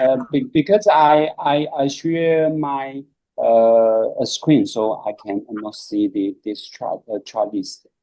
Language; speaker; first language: English; non-native, learner; Chinese